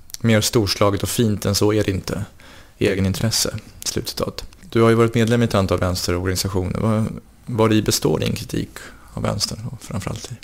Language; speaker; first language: Swedish; native; Swedish